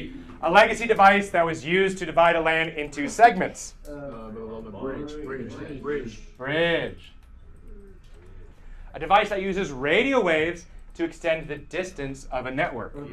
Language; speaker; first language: English; native; English